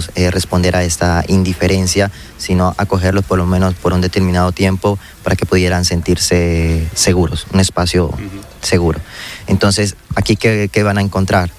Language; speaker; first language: Spanish; native; Spanish